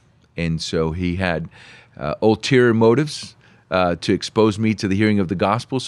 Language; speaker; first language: English; early bilingual, other home language; Spanish